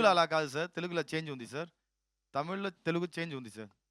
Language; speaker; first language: Telugu; non-native, learner; Tamil